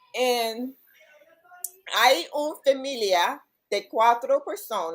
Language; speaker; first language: Spanish; non-native, learner; English